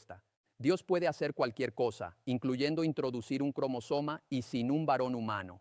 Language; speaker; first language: Spanish; native; Spanish